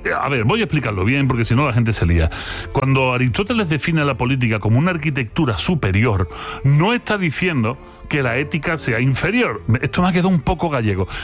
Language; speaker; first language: Spanish; native; Spanish